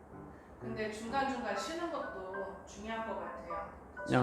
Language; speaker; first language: Korean; native; Korean